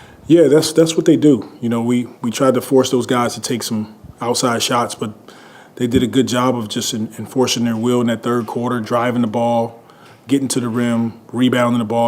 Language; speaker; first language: English; native; English